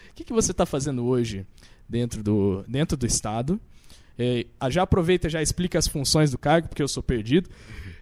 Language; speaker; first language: Portuguese; native; Portuguese